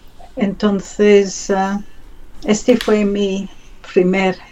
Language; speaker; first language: Spanish; non-native, learner; English